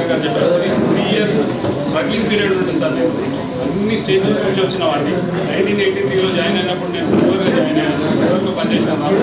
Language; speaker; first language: Telugu; native; Telugu